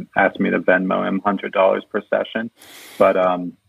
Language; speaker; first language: English; native; English